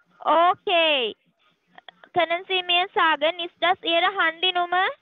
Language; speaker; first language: German; non-native, learner; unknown